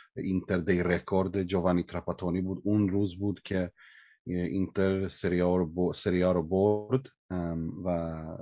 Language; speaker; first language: Persian; early bilingual, heritage; Persian